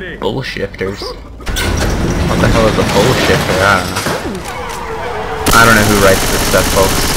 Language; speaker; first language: English; native; English